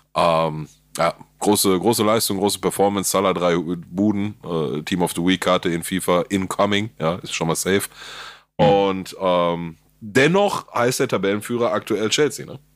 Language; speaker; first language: German; native; German